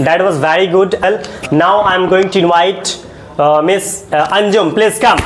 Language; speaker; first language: English; non-native, local second language; Hindi